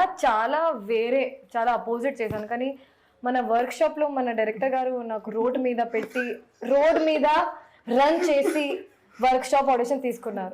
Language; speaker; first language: Telugu; non-native, learner; Hindi